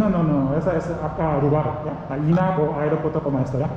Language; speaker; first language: Spanish; non-native, learner; Korean